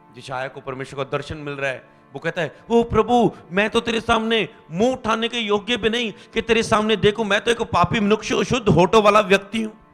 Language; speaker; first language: Hindi; non-native, local second language; Punjabi